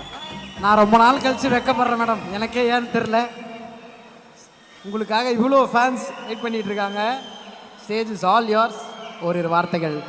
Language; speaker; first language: Tamil; native; Tamil